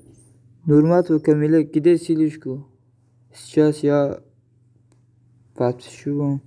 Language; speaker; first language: Russian; non-native, learner; Tajik